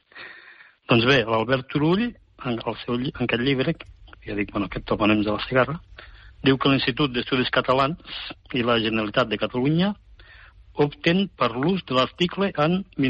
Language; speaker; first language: Catalan; native; Catalan